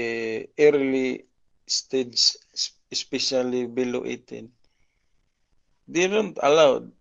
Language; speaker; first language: English; non-native, local second language; Filipino